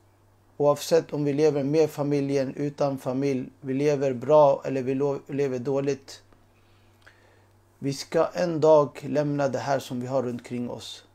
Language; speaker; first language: Swedish; early bilingual, other home language; Urdu